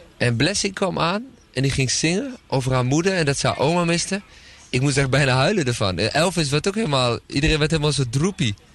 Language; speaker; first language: Dutch; native; Dutch